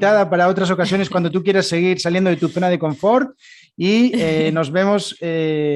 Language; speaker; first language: Spanish; native; Spanish